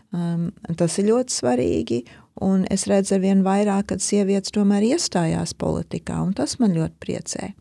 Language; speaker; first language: Latvian; early bilingual, heritage; Latvian